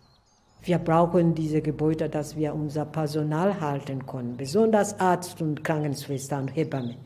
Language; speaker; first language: German; non-native, learner; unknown